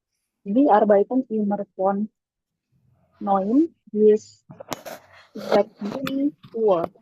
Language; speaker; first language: German; non-native, learner; Indonesian